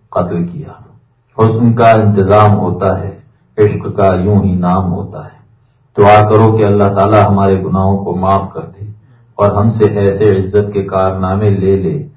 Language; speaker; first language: Urdu; native; Urdu